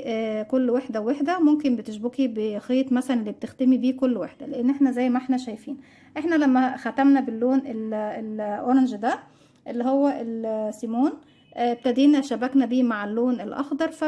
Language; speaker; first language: Arabic; native; Arabic